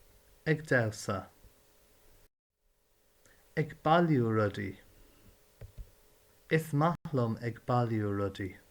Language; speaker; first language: Irish; non-native, learner; English